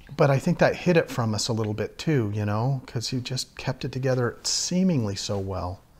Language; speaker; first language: English; native; English